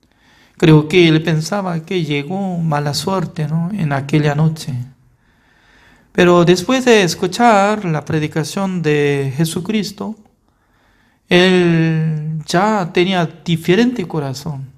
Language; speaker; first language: Spanish; non-native, fluent; Korean